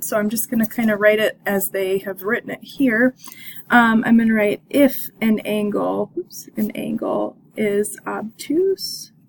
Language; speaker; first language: English; native; English